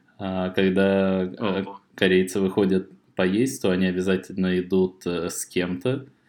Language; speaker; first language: Russian; native; Russian